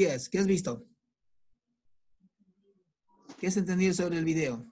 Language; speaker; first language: Spanish; native; Spanish